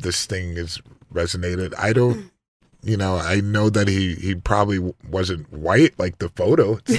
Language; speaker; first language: English; native; English